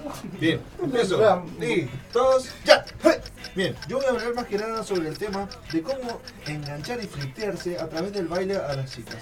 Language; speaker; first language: Spanish; native; Spanish